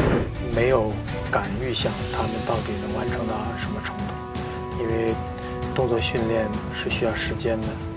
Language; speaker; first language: Chinese; native; Chinese